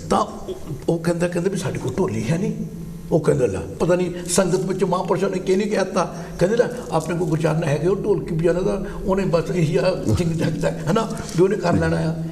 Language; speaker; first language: Punjabi; native; Punjabi